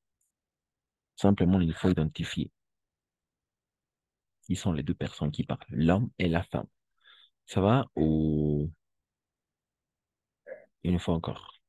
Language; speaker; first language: French; non-native, fluent; Spanish